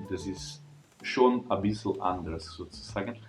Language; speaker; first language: German; non-native, fluent; Italian